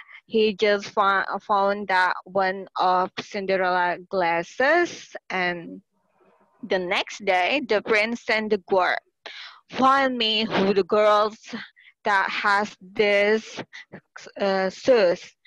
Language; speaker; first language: English; non-native, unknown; Indonesian